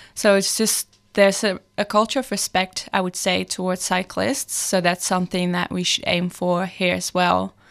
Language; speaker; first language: English; non-native, fluent; Dutch